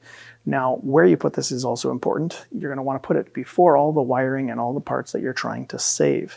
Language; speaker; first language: English; native; English